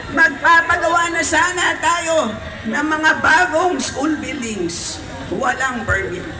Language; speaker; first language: Filipino; native; Filipino